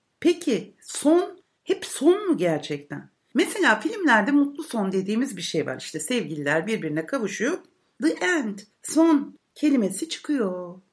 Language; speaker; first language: Turkish; native; Turkish